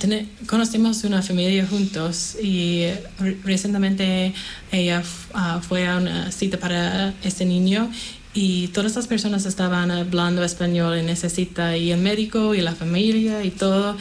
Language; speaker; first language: Spanish; non-native, fluent; English